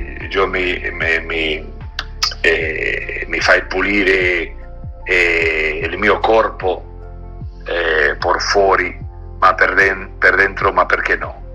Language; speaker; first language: Italian; non-native, learner; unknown